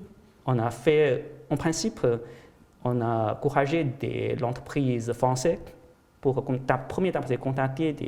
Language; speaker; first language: French; non-native, fluent; Chinese